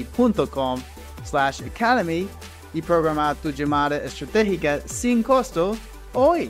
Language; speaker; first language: Spanish; non-native, fluent; English